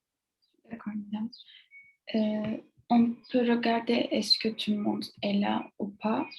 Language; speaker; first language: French; non-native, learner; Turkish